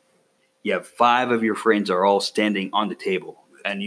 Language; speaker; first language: English; non-native, fluent; Arabic